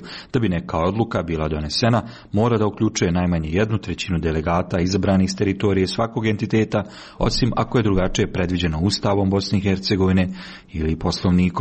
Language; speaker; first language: Serbian; native; Serbian